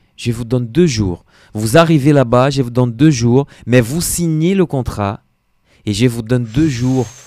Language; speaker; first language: French; non-native, fluent; Portuguese